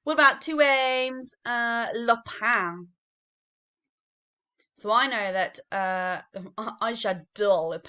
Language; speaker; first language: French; non-native, learner; English